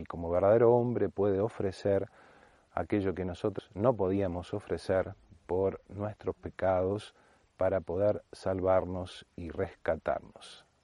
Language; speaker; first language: Spanish; native; Spanish